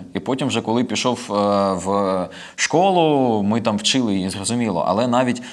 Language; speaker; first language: Ukrainian; non-native, local second language; Russian